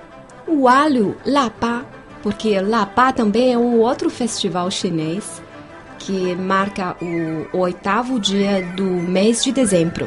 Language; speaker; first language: Portuguese; non-native, fluent; Chinese